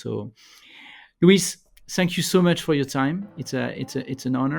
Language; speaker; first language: English; non-native, fluent; French